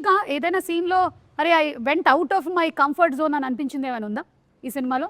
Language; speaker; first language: Telugu; non-native, local second language; Malayalam